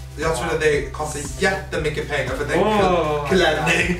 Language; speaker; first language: Swedish; non-native, fluent; English